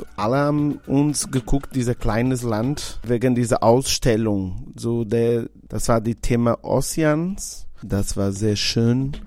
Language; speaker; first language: German; non-native, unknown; Portuguese